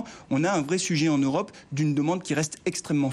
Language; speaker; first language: French; native; French